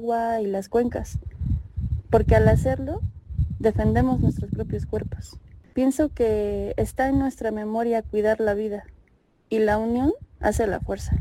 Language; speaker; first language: Spanish; native; Spanish